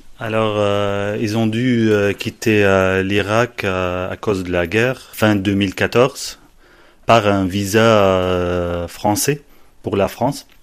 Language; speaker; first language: French; non-native, fluent; Arabic